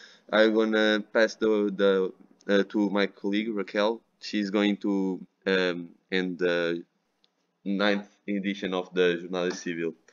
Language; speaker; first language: English; non-native, fluent; Portuguese